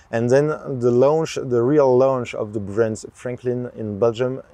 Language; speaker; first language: English; non-native, fluent; French